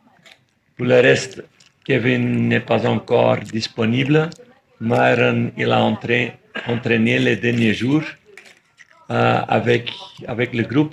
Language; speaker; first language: French; non-native, fluent; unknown